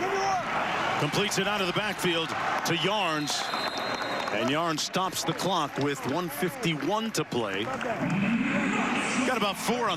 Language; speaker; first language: English; native; English